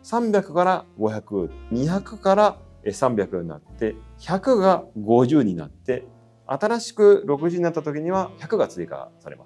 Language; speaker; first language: Japanese; native; Japanese